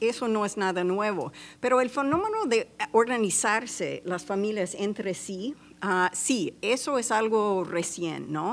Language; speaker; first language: Spanish; non-native, fluent; English